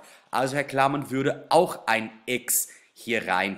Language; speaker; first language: German; non-native, fluent; English